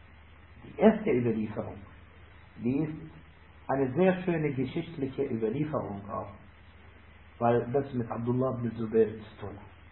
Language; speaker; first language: German; non-native, fluent; Arabic